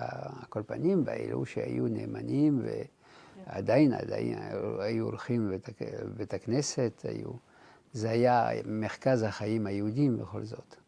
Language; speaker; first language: Hebrew; non-native, fluent; French